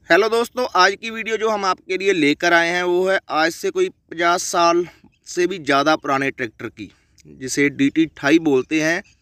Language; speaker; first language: Hindi; non-native, local second language; Punjabi